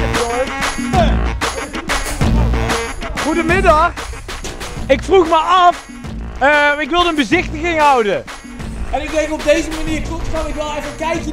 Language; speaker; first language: Dutch; native; Dutch